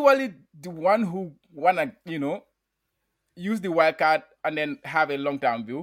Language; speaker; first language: English; non-native, local second language; Wolof